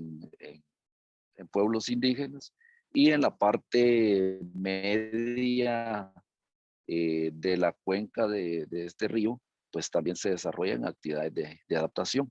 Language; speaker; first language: Spanish; native; Spanish